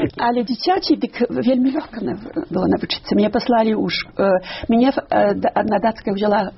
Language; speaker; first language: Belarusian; early bilingual, heritage; Belarusian